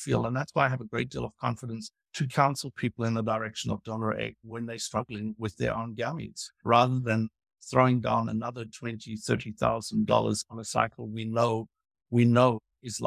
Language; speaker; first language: English; native; English